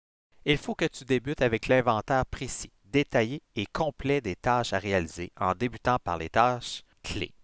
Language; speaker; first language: French; native; French